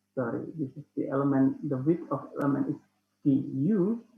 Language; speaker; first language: English; non-native, fluent; Indonesian